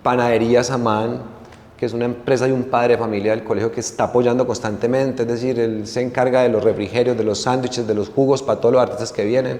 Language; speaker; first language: Spanish; native; Spanish